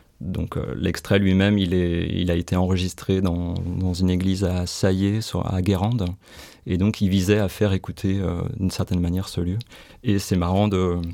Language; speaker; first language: French; native; French